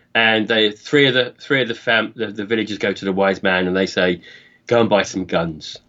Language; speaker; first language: English; native; English